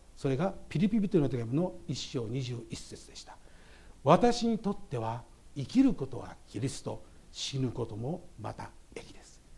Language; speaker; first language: Japanese; native; Japanese